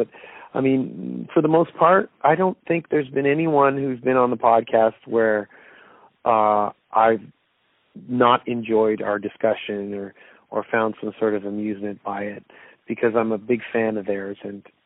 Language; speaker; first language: English; native; English